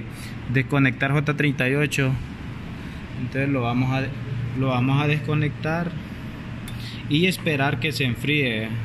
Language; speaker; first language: Spanish; native; Spanish